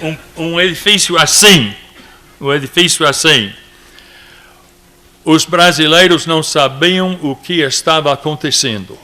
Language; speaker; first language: Portuguese; non-native, fluent; English